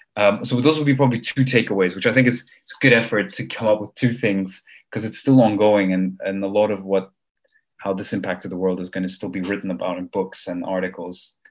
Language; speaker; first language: English; early bilingual, other home language; Armenian